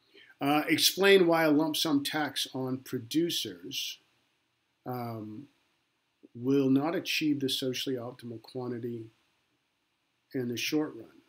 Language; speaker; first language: English; native; English